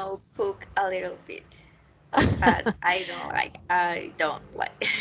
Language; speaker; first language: English; non-native, learner; Spanish